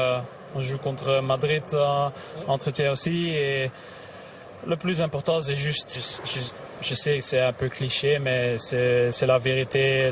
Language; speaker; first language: French; non-native, local second language; Dutch